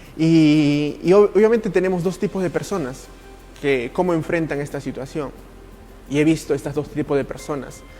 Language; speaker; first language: Spanish; early bilingual, heritage; Spanish